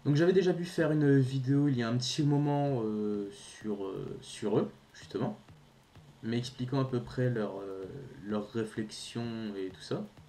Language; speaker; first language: French; native; French